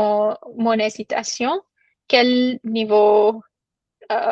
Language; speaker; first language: French; non-native, learner; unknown